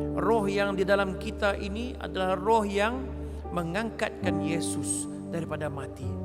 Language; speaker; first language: Malay; non-native, local second language; Iban